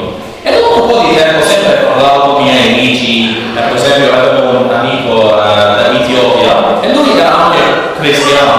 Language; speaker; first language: Italian; non-native, learner; English